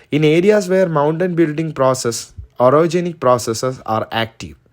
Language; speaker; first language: English; non-native, local second language; Malayalam